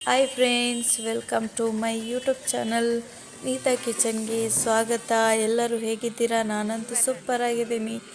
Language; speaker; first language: Kannada; non-native, local second language; Tulu